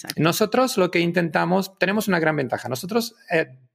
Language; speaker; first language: Spanish; non-native, fluent; Czech